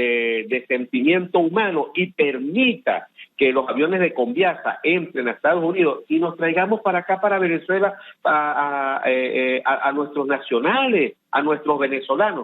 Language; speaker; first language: Spanish; native; Spanish